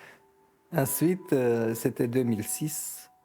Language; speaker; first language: French; non-native, fluent; Romanian